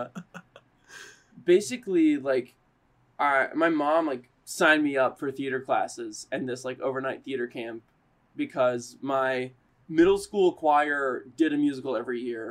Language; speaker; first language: English; native; English